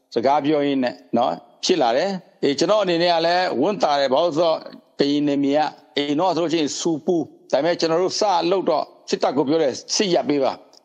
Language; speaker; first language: Burmese; non-native, local second language; S'gaw Karen